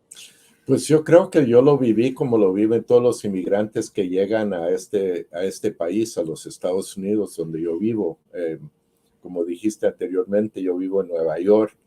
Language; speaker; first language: Spanish; early bilingual, heritage; Spanish